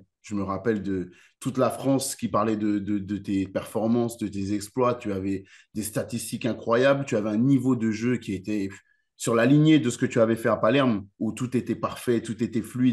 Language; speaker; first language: French; native; French